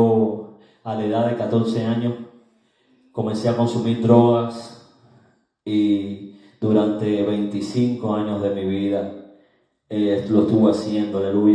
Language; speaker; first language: Spanish; native; Spanish